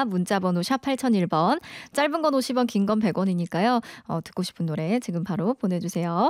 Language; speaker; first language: Korean; native; Korean